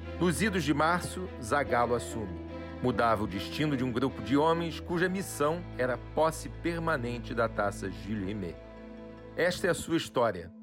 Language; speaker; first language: Portuguese; native; Portuguese